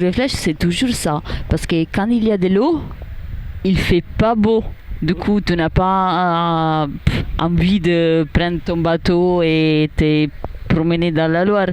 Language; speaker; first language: French; non-native, learner; Italian